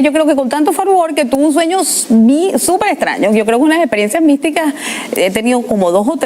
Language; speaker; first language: Spanish; native; Spanish